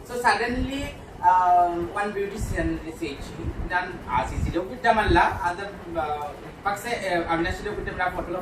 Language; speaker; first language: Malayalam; non-native, learner; Assamese